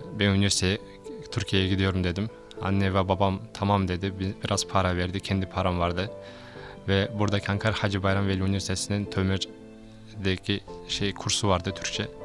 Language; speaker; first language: Turkish; non-native, learner; Kyrgyz